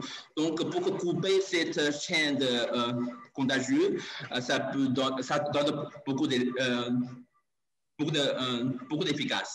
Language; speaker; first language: French; non-native, learner; Chinese